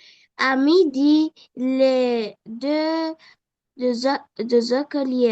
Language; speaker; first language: French; non-native, learner; Arabic